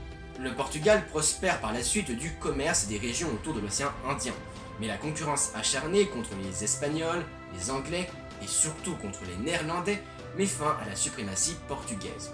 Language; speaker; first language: French; native; French